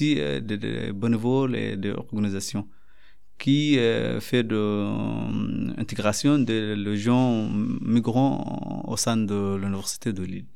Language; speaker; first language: French; non-native, learner; Arabic